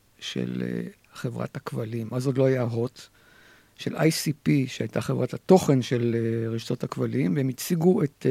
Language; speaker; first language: Hebrew; native; Hebrew